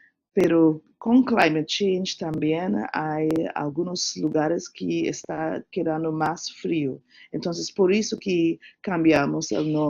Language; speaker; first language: Spanish; non-native, learner; English